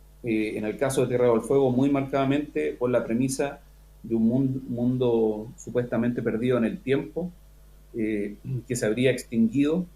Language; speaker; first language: Spanish; native; Spanish